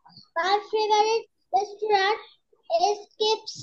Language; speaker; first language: English; non-native, learner; Bangla